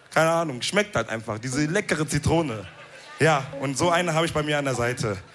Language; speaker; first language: German; early bilingual, other home language; Wolof